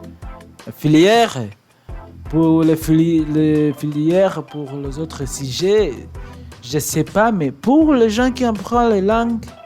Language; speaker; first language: French; non-native, learner; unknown